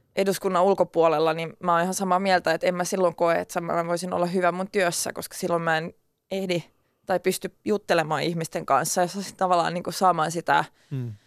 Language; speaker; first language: Finnish; non-native, local second language; Swedish